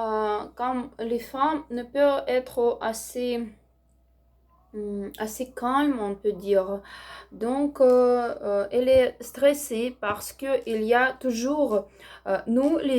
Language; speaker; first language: French; non-native, learner; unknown